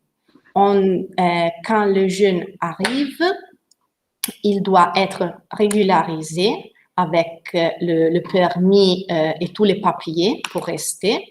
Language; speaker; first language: French; non-native, learner; Italian